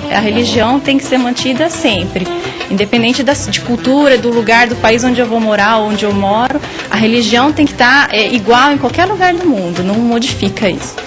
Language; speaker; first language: Portuguese; native; Portuguese